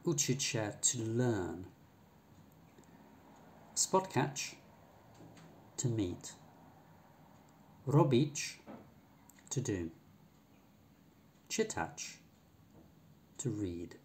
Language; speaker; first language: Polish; non-native, learner; English